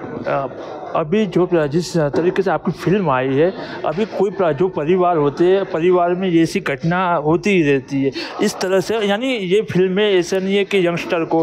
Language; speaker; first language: Hindi; non-native, local second language; Gujarati